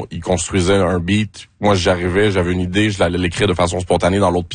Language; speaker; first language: French; native; French